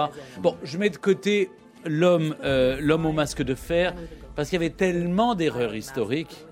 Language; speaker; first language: French; native; French